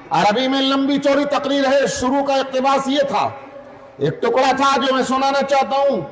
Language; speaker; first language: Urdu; native; Urdu